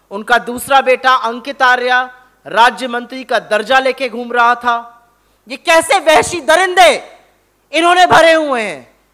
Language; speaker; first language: Hindi; native; Hindi